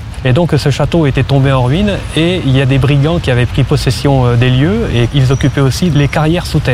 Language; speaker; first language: French; native; French